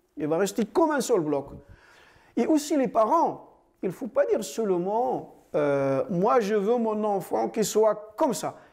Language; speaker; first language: French; non-native, fluent; Arabic